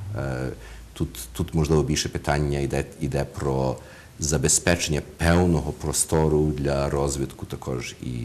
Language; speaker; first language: Ukrainian; early bilingual, heritage; Ukrainian